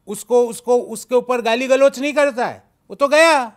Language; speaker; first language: Hindi; native; Hindi